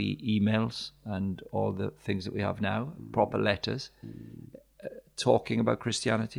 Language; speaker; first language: English; native; English